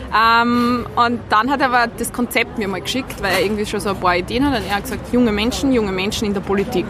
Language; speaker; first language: German; native; German